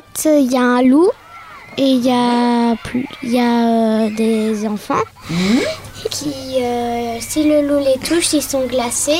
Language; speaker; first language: French; native; French